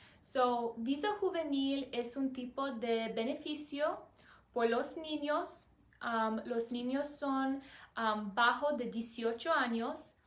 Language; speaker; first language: Spanish; non-native, learner; English